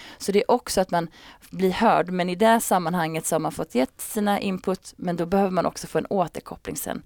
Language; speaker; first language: Swedish; native; Swedish